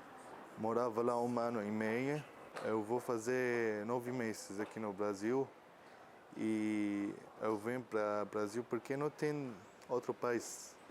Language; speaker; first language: Portuguese; non-native, learner; Arabic